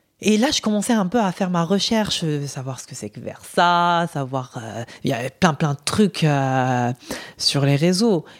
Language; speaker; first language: French; non-native, local second language; Arabic